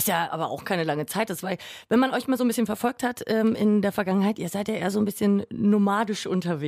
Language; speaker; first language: German; native; German